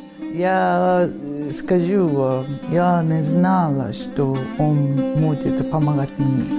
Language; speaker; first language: Russian; non-native, learner; Japanese